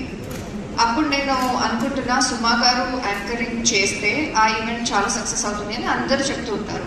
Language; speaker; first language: Telugu; non-native, fluent; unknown